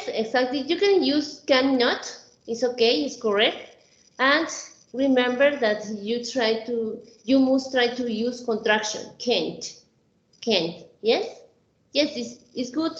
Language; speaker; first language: English; non-native, learner; Spanish